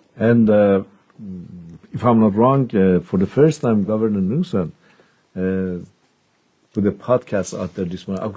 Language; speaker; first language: English; non-native, fluent; Persian